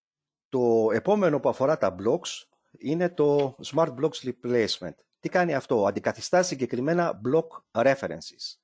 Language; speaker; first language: Greek; native; Greek